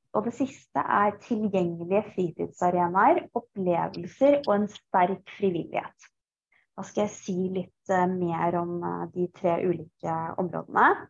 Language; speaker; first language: Norwegian; early bilingual, other home language; Persian